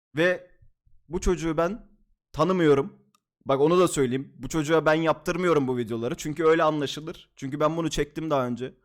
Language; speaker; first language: Turkish; native; Turkish